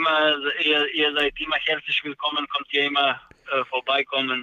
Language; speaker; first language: German; non-native, learner; Serbian